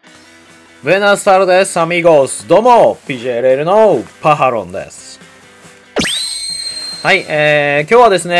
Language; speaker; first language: Japanese; native; Japanese